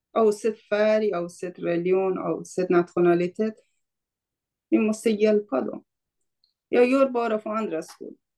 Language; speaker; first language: Swedish; non-native, fluent; Kurdish